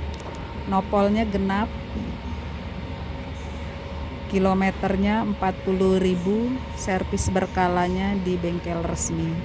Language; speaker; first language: Indonesian; native; Indonesian